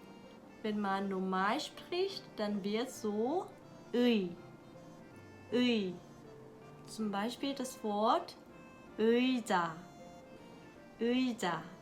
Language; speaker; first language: German; non-native, learner; Korean